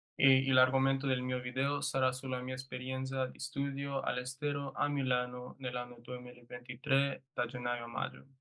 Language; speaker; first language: Italian; non-native, learner; English